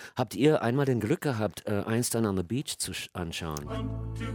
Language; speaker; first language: German; non-native, fluent; English